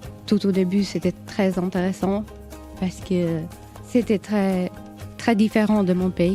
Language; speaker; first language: French; non-native, learner; Albanian